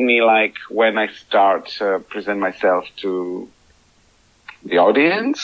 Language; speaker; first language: English; non-native, fluent; Greek